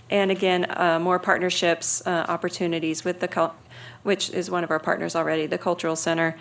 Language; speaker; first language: English; native; English